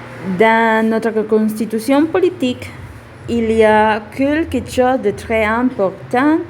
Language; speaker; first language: French; non-native, learner; Spanish